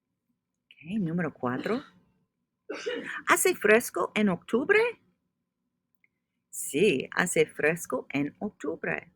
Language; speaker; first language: Spanish; non-native, fluent; English